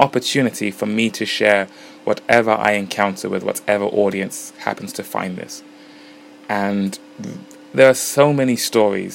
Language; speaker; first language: English; non-native, local second language; Ganda